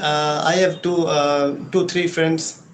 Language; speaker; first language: English; non-native, learner; Hindi